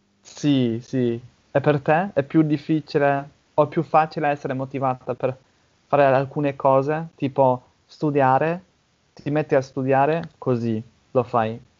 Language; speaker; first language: Italian; non-native, learner; English